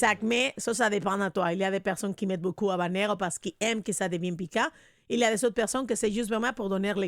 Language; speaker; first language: French; non-native, fluent; Spanish